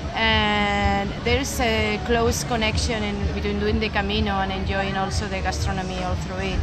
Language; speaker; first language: English; non-native, fluent; Spanish